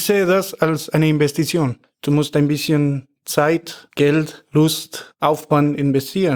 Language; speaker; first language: German; non-native, fluent; Spanish